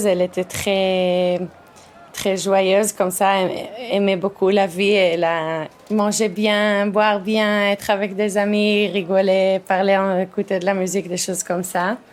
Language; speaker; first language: French; early bilingual, heritage; Hebrew